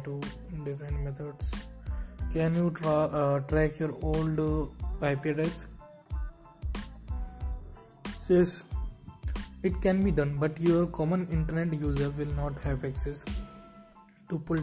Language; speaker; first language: English; non-native, local second language; Hindi